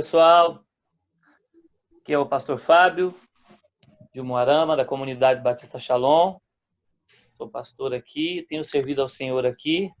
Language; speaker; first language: Portuguese; native; Portuguese